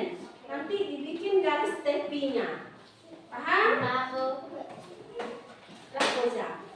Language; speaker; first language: Indonesian; native; Indonesian